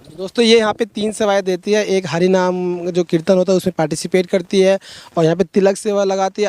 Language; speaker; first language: Hindi; native; Hindi